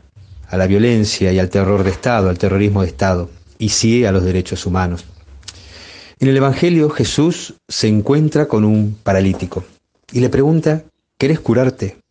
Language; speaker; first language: Spanish; native; Spanish